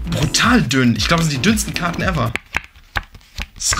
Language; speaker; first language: German; native; German